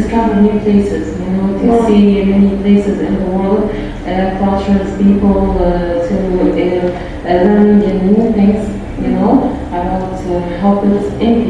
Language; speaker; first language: English; non-native, learner; Arabic